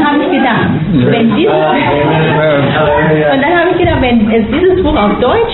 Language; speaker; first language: German; non-native, fluent; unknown